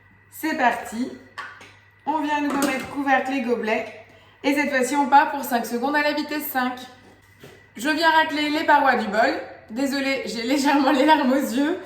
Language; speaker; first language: French; native; French